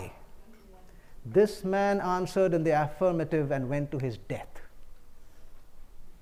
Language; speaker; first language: English; non-native, local second language; Bangla